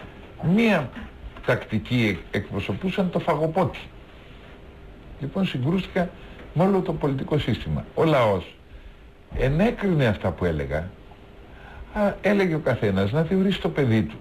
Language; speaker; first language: Greek; native; Greek